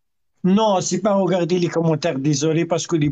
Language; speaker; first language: French; non-native, learner; Arabic